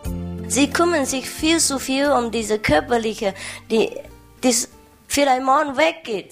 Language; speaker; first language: German; non-native, learner; Vietnamese